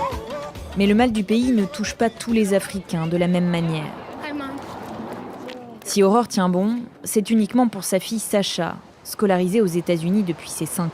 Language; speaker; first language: French; native; French